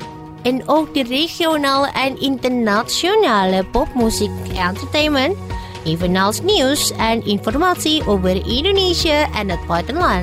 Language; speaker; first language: Dutch; non-native, fluent; Indonesian